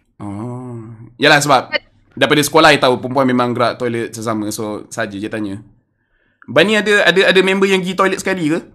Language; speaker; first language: Malay; native; Malay